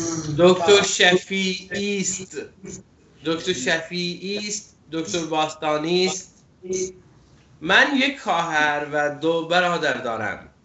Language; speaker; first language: Persian; non-native, fluent; Urdu